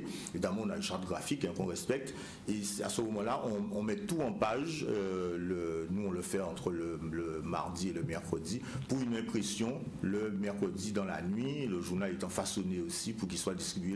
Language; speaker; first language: French; native; French